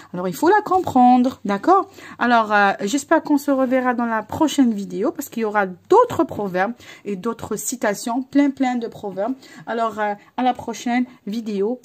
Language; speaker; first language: French; non-native, local second language; Arabic